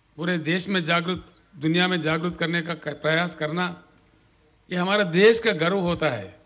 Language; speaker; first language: Hindi; non-native, local second language; Telugu